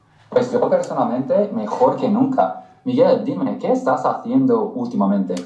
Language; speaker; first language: Spanish; non-native, fluent; English